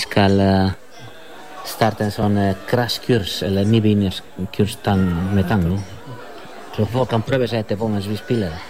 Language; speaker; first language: Norwegian; non-native, fluent; Spanish